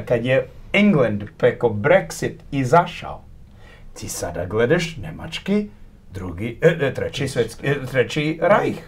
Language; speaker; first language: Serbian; early bilingual, heritage; Croatian